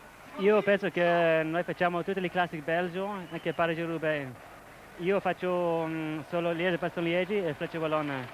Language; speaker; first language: Italian; non-native, learner; English